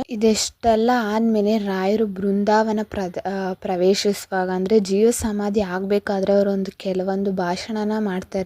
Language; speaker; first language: Kannada; native; Kannada